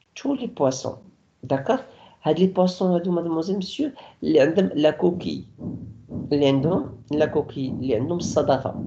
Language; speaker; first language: French; non-native, local second language; Arabic